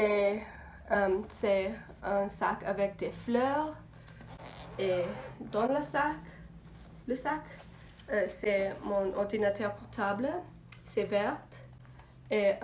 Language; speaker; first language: French; non-native, learner; English